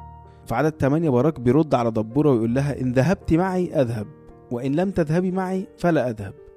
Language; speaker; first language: Arabic; native; Arabic